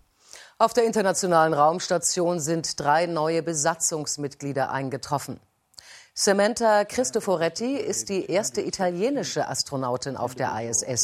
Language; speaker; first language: German; native; German